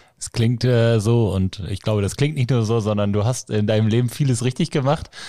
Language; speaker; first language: German; native; German